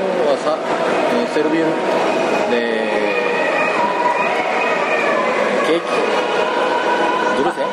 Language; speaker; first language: Spanish; non-native, learner; Japanese